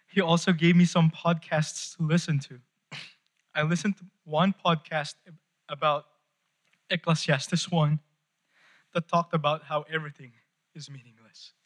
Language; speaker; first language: English; non-native, local second language; Filipino